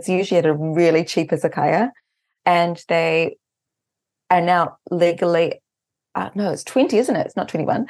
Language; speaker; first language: English; native; English